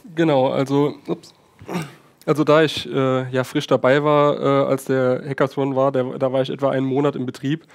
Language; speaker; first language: German; native; German